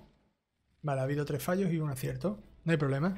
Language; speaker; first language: Spanish; native; Spanish